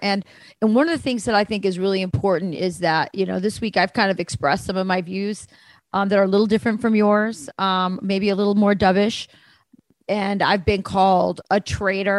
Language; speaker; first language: English; native; English